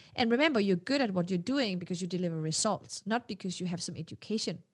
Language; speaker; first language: English; non-native, fluent; Danish